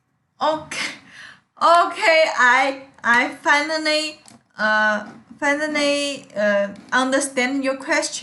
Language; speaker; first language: English; non-native, learner; Chinese